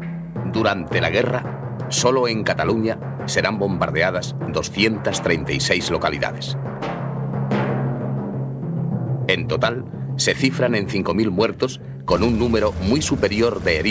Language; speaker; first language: Spanish; native; Spanish